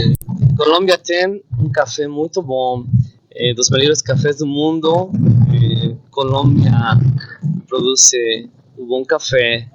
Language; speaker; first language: Portuguese; non-native, fluent; Spanish